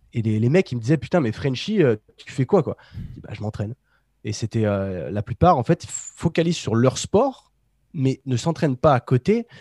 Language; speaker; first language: French; native; French